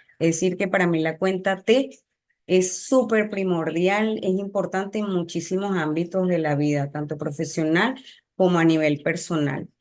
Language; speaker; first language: Spanish; native; Spanish